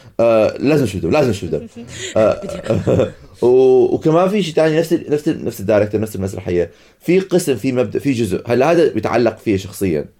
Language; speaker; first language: Arabic; native; Arabic